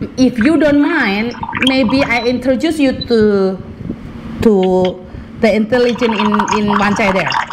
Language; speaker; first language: English; non-native, learner; Javanese